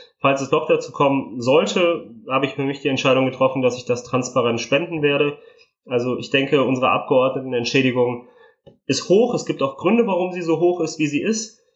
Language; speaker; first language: German; early bilingual, other home language; Italian